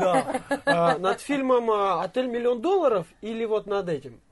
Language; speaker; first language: Russian; native; Russian